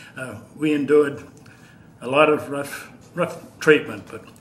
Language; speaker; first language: English; native; English